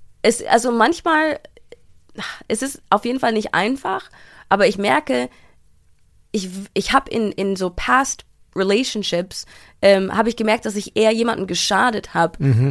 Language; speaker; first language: German; early bilingual, heritage; German